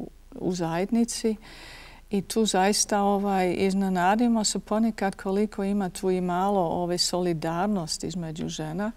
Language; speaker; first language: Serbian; non-native, fluent; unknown